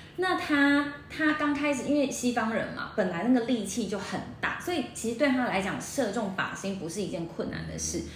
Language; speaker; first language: Chinese; native; Chinese